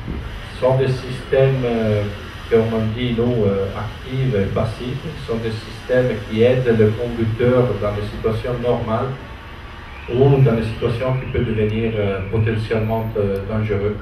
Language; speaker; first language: French; non-native, fluent; Italian